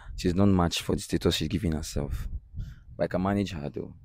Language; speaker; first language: English; non-native, local second language; Bini